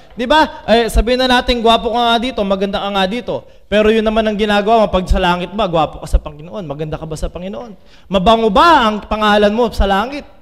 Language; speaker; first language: Filipino; native; Filipino